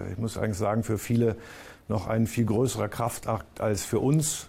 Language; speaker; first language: German; native; German